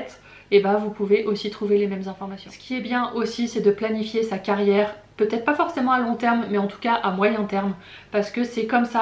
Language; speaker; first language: French; native; French